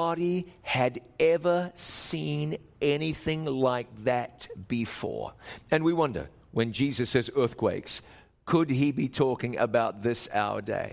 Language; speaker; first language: English; native; English